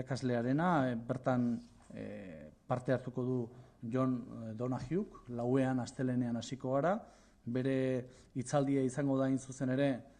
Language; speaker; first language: Basque; native; Basque